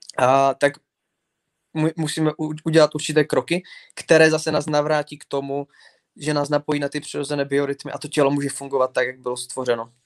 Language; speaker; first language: Czech; native; Czech